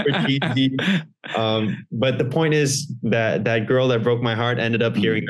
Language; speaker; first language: English; native; English